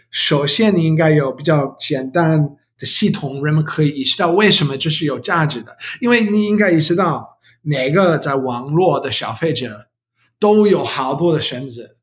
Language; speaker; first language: Chinese; non-native, learner; English